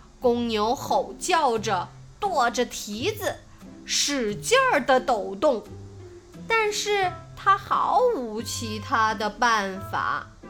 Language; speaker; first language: Chinese; native; Chinese